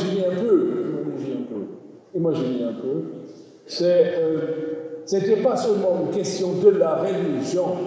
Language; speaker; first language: French; non-native, learner; German